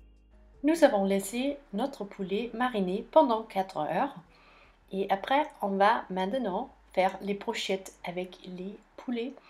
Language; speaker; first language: French; non-native, fluent; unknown